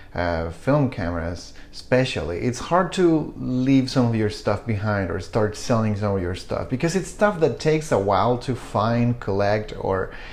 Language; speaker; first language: English; non-native, fluent; Spanish